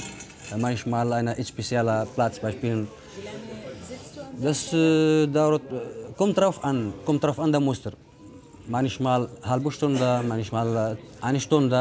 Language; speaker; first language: German; non-native, learner; Arabic